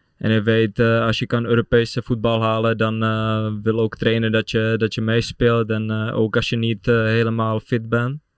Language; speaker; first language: Dutch; non-native, fluent; Czech